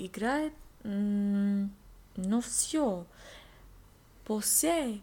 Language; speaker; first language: Russian; non-native, learner; English